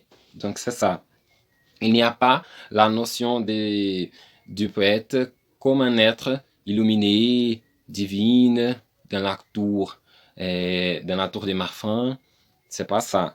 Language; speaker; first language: French; non-native, learner; Portuguese